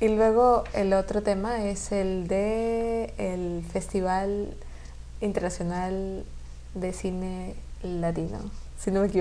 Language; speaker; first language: Spanish; non-native, fluent; English